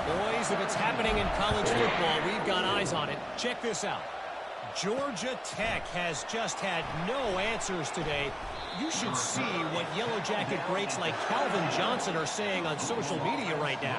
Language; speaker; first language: English; native; English